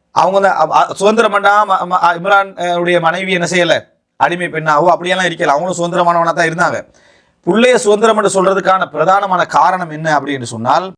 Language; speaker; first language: Tamil; native; Tamil